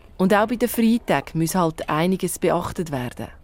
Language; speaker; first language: German; native; German